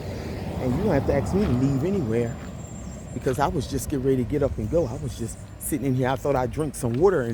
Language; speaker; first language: English; native; English